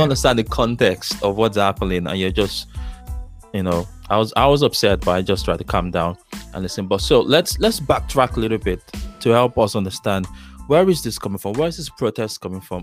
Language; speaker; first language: English; non-native, local second language; Yoruba